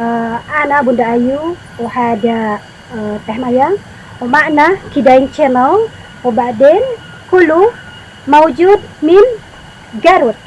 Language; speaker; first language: Arabic; non-native, learner; Indonesian